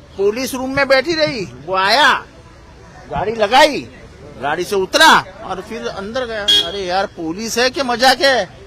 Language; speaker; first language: Hindi; non-native, local second language; Marathi